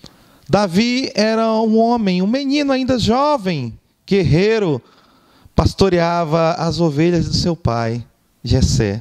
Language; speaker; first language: Portuguese; native; Portuguese